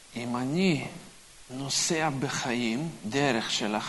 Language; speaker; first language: Hebrew; non-native, fluent; Russian